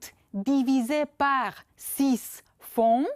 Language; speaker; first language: French; non-native, fluent; Romanian